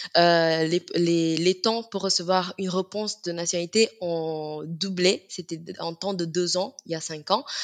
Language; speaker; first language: French; non-native, fluent; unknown